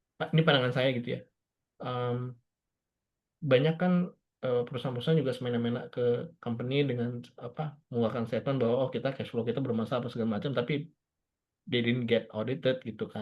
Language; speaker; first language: Indonesian; native; Indonesian